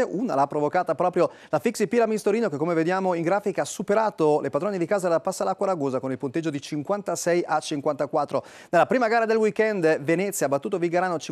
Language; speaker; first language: Italian; native; Italian